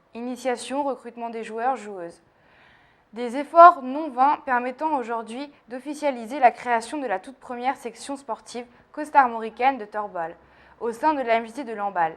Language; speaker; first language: French; native; French